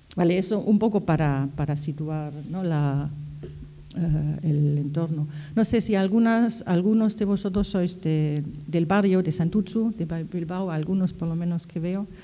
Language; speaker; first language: Spanish; non-native, fluent; German